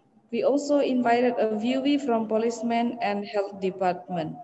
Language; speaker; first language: English; non-native, fluent; Indonesian